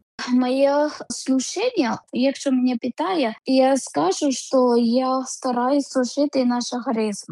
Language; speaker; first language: Ukrainian; non-native, learner; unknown